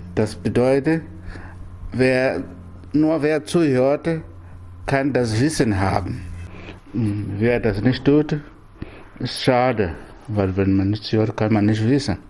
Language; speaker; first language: German; non-native, fluent; Portuguese